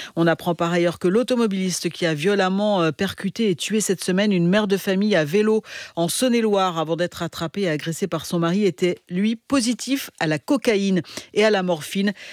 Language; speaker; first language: French; native; French